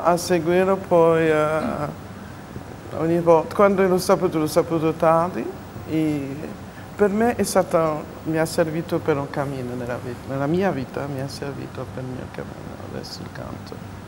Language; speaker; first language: Italian; non-native, fluent; French